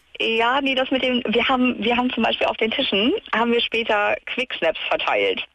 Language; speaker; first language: German; native; German